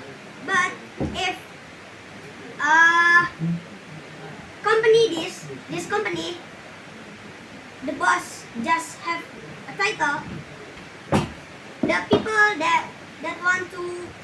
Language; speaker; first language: English; non-native, learner; Indonesian